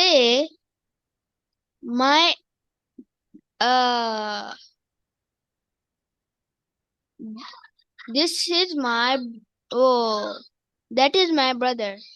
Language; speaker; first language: English; non-native, local second language; Urdu